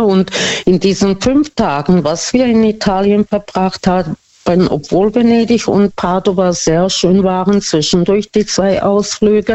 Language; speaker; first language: German; non-native, fluent; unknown